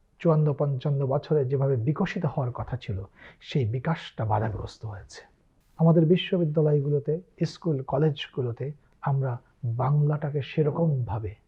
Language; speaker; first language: Bangla; native; Bangla